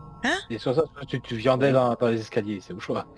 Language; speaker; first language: French; native; French